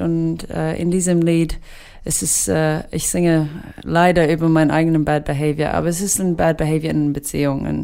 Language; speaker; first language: German; non-native, fluent; English